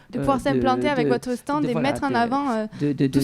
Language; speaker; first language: French; native; French